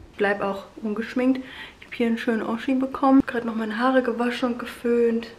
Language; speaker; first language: German; native; German